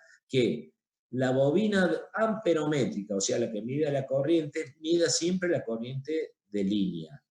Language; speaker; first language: Spanish; native; Spanish